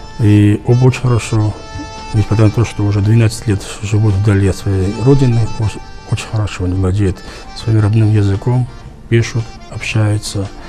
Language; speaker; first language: Russian; non-native, local second language; Georgian